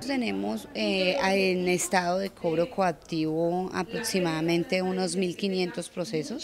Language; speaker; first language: Spanish; native; Spanish